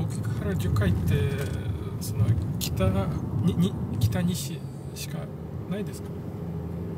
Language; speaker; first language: Japanese; non-native, fluent; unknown